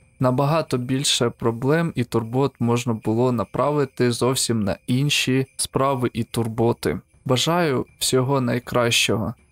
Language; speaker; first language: Ukrainian; non-native, local second language; Russian